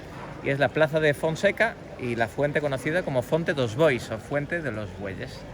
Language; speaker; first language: Spanish; native; Spanish